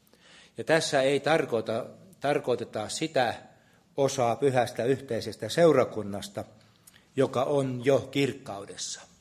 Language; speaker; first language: Finnish; native; Finnish